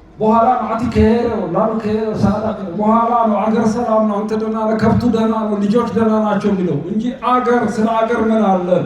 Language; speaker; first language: Amharic; non-native, local second language; Sidamo